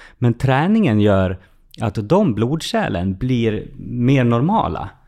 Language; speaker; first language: Swedish; native; Swedish